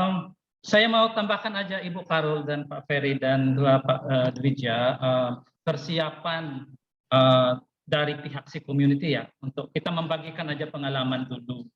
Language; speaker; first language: Indonesian; non-native, fluent; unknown